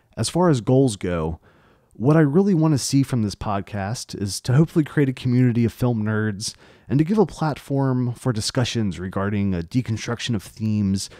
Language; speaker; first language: English; native; English